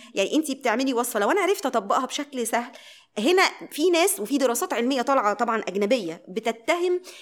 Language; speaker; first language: Arabic; native; Arabic